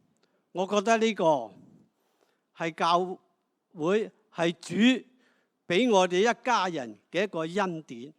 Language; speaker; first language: Cantonese; native; Cantonese